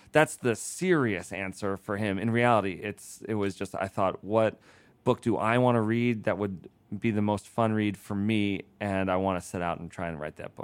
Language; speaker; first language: English; native; English